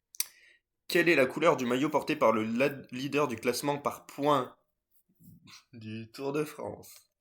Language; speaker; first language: French; native; French